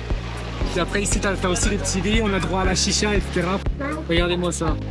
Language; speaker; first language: French; native; French